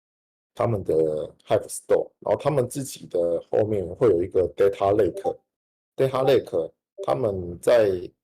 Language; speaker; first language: Chinese; native; Chinese